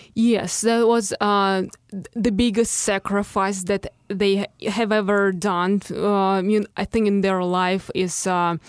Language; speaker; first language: English; non-native, fluent; Russian